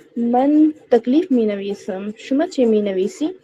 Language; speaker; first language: Persian; non-native, learner; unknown